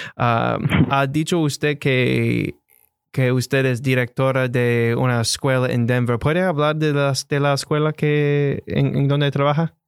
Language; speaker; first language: Spanish; non-native, learner; English